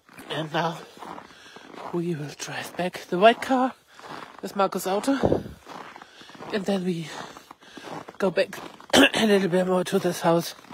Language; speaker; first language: English; non-native, learner; German